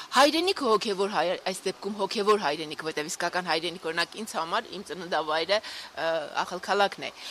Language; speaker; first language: Armenian; native; Armenian